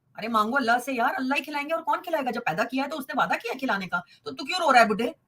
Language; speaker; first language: Hindi; native; Hindi